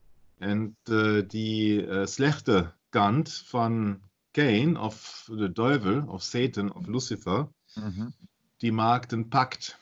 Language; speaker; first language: Dutch; non-native, learner; German